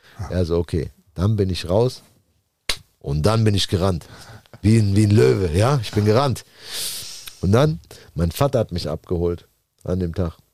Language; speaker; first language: German; native; German